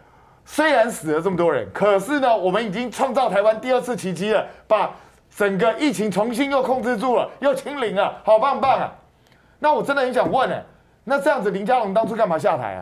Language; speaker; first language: Chinese; native; Chinese